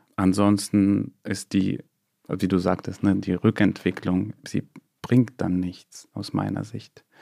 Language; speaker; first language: German; non-native, fluent; Russian